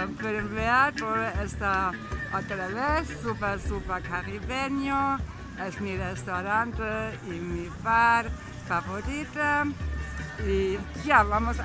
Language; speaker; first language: Spanish; non-native, fluent; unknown